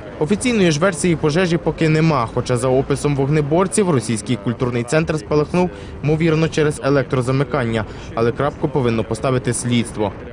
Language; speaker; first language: Ukrainian; native; Ukrainian